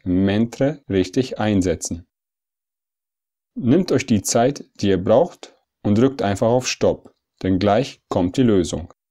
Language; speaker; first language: German; early bilingual, other home language; Italian